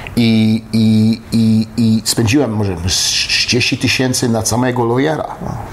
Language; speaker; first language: Polish; early bilingual, heritage; Polish